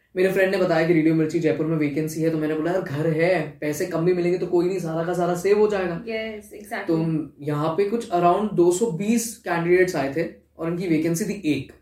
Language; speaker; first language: Hindi; native; Hindi